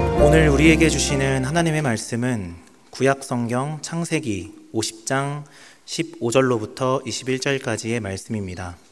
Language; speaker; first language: Korean; native; Korean